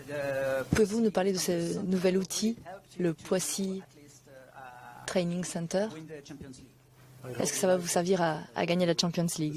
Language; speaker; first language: French; native; French